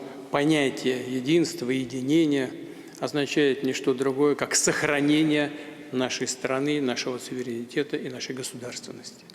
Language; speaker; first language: Russian; native; Russian